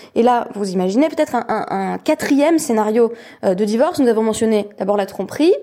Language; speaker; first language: French; native; French